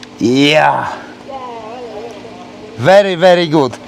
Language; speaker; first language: English; non-native, learner; Polish